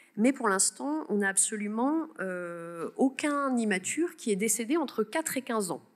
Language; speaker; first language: French; native; French